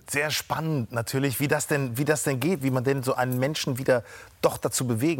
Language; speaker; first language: German; native; German